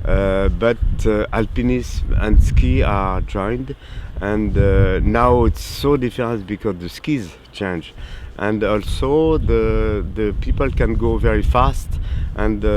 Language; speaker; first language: English; non-native, learner; French